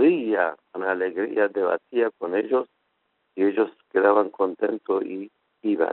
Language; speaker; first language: Spanish; non-native, fluent; Persian